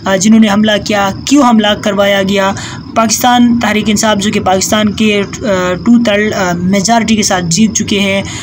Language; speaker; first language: Urdu; non-native, local second language; Pashto